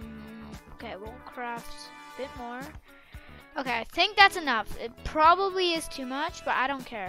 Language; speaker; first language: English; native; English